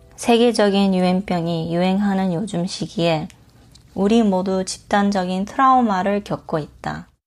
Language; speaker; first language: Korean; early bilingual, heritage; Korean